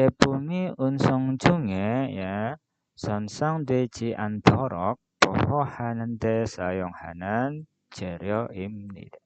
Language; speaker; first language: Korean; non-native, fluent; Indonesian